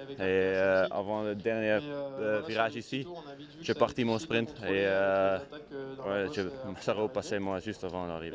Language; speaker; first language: French; non-native, learner; Dutch